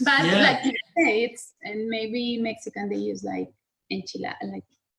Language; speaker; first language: English; non-native, learner; Spanish